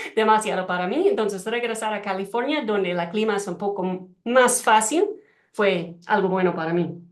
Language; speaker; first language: Spanish; non-native, learner; English